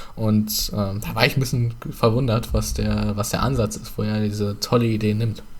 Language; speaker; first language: German; early bilingual, other home language; Turkish